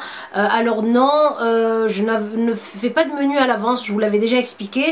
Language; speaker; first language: French; native; French